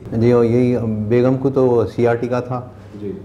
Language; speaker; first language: Hindi; non-native, local second language; Urdu